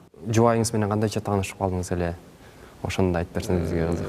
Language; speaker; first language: Kyrgyz; native; Kyrgyz